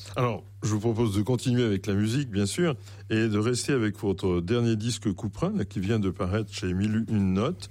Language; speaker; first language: French; native; French